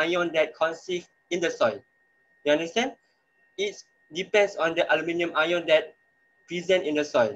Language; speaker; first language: English; non-native, local second language; Malay